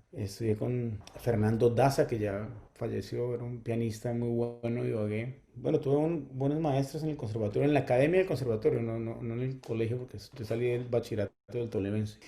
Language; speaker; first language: Spanish; native; Spanish